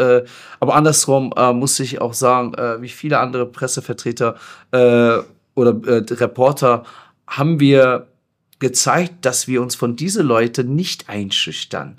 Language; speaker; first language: German; non-native, fluent; Persian